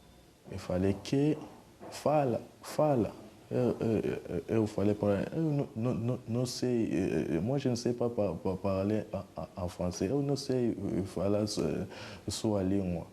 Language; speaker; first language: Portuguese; non-native, learner; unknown